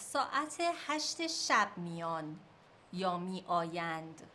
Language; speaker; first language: Persian; non-native, fluent; Urdu